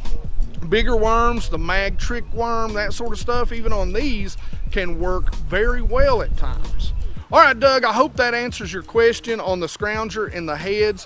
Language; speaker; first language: English; native; English